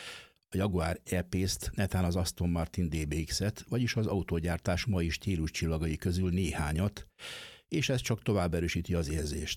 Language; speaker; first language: Hungarian; native; Hungarian